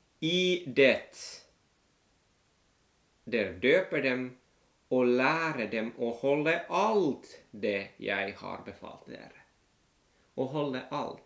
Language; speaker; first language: Norwegian; non-native, fluent; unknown